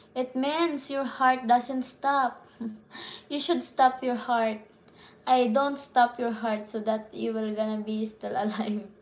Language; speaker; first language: English; non-native, local second language; Cebuano